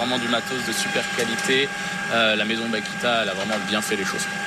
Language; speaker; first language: French; native; French